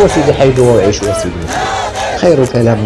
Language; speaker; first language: Arabic; native; Arabic